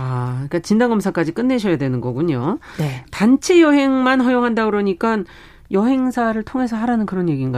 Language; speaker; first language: Korean; native; Korean